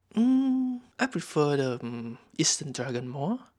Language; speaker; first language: English; non-native, learner; Vietnamese